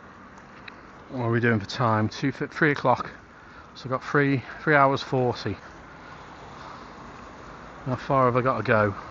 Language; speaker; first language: English; native; English